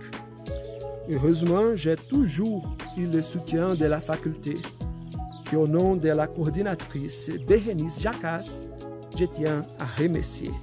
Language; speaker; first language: French; non-native, fluent; Portuguese